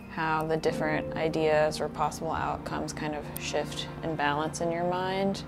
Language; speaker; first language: English; native; English